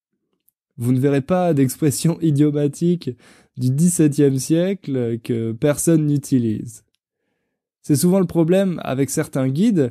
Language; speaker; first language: French; native; French